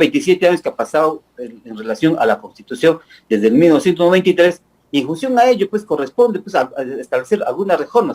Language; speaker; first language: Spanish; native; Spanish